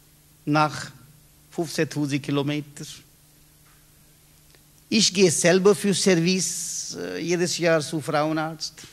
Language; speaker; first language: German; non-native, learner; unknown